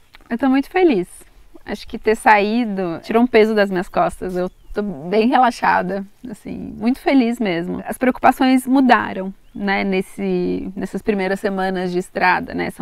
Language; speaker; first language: Portuguese; native; Portuguese